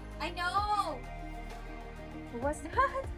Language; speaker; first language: English; non-native, local second language; Filipino